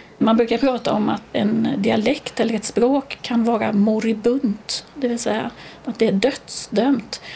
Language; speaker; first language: Swedish; native; Swedish